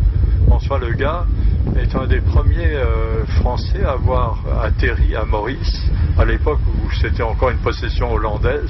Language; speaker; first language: French; native; French